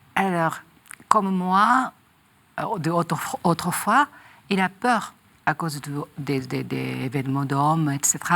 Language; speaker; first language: French; non-native, learner; Japanese